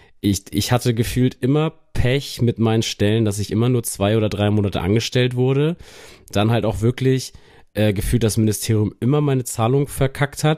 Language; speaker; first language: German; native; German